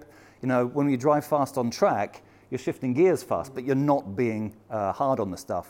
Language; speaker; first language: English; native; English